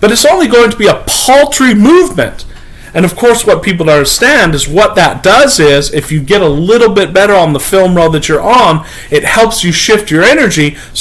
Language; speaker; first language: English; native; English